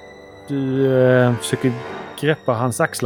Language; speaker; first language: Swedish; native; Swedish